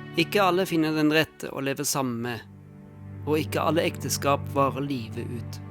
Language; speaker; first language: Norwegian; non-native, fluent; German